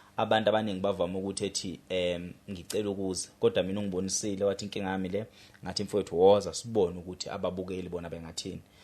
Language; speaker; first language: Zulu; native; Zulu